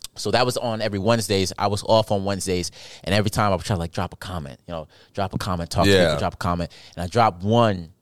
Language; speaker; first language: English; native; English